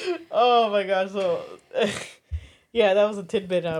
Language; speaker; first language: English; early bilingual, other home language; Spanish